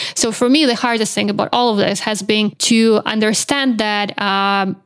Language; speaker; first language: English; non-native, fluent; Belarusian